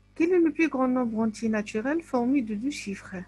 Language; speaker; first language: French; non-native, local second language; Arabic